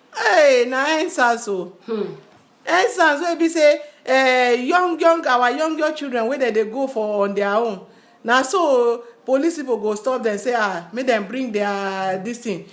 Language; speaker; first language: Nigerian Pidgin; non-native, local second language; Yoruba